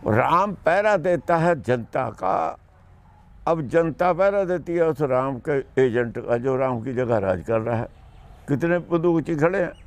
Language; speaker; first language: Hindi; non-native, local second language; Punjabi